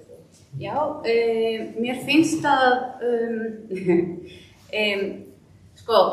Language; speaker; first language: Icelandic; non-native, fluent; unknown